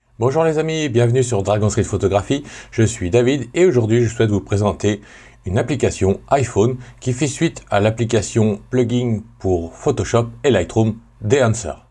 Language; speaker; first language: French; native; French